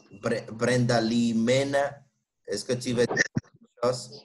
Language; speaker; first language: French; non-native, fluent; Spanish